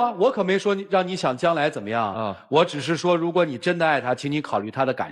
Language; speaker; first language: Chinese; native; Chinese